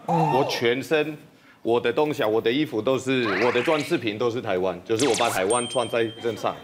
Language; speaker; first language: Chinese; non-native, fluent; Spanish